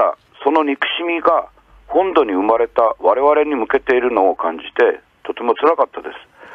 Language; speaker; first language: Japanese; native; Japanese